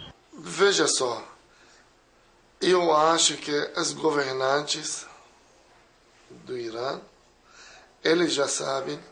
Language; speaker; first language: Portuguese; non-native, fluent; Persian